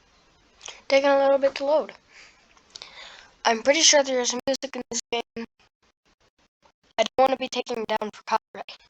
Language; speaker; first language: English; native; English